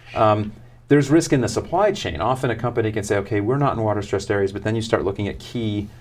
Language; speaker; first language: English; native; English